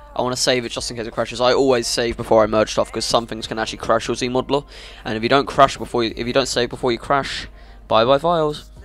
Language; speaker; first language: English; native; English